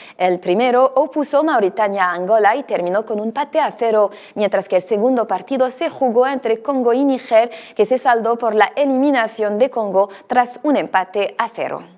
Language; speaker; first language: Spanish; non-native, fluent; Arabic